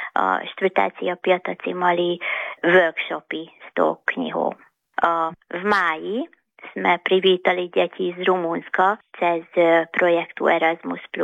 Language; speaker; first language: Slovak; early bilingual, heritage; Slovak